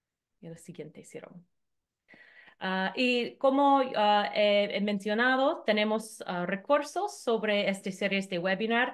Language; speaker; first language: Spanish; non-native, fluent; English